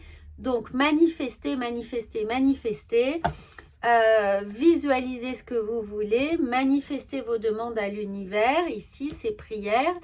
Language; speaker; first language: French; native; French